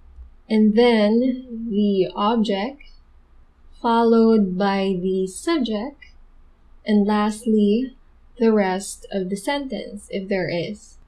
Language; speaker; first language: English; non-native, local second language; Filipino